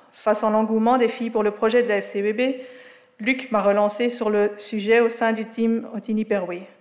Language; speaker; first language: French; native; French